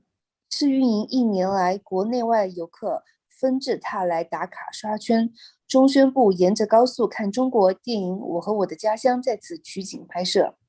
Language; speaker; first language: Chinese; native; Chinese